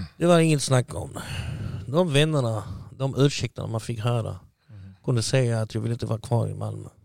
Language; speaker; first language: Swedish; early bilingual, other home language; Arabic